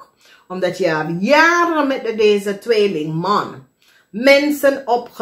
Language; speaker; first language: Dutch; non-native, fluent; English